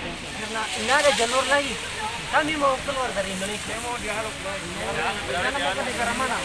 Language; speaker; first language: Indonesian; non-native, learner; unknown